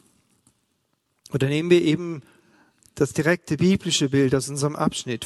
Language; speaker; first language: German; native; German